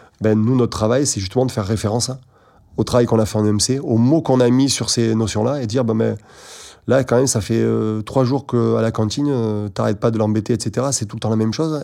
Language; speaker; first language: French; native; French